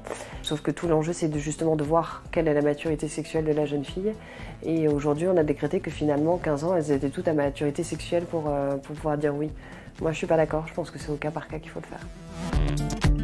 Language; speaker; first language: French; native; French